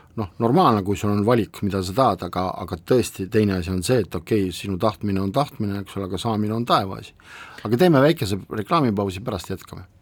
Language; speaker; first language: Estonian; non-native, local second language; Russian